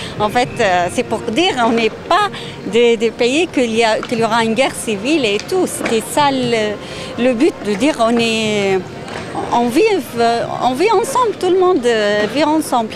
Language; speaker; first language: French; non-native, fluent; Arabic